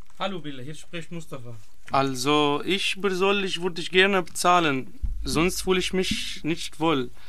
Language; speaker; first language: German; non-native, learner; Arabic